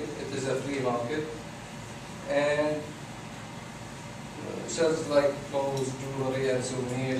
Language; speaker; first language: English; non-native, fluent; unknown